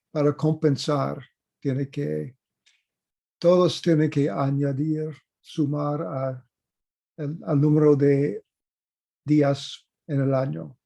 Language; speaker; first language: Spanish; non-native, fluent; English